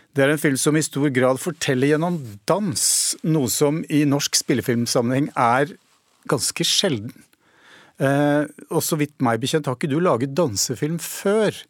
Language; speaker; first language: Norwegian; native; Norwegian